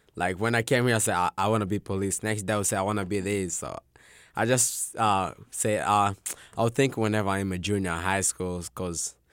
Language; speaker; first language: English; non-native, local second language; Swahili